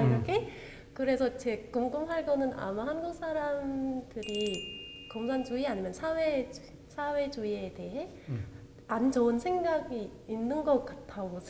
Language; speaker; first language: Korean; non-native, local second language; Vietnamese